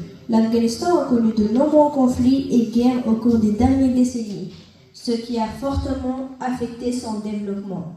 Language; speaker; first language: French; early bilingual, other home language; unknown